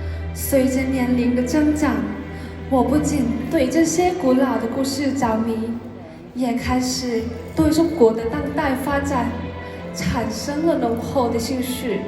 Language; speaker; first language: Chinese; non-native, fluent; Lao